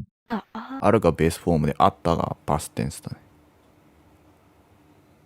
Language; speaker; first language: Japanese; native; Japanese